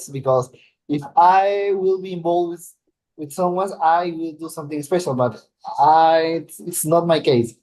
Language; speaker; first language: English; non-native, learner; Spanish